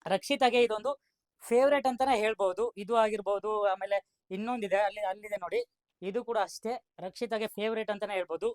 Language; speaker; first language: Kannada; native; Kannada